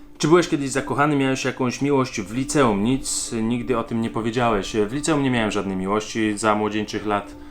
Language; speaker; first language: Polish; early bilingual, heritage; Polish